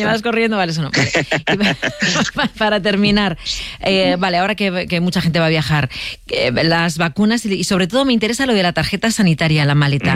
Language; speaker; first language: Spanish; native; Spanish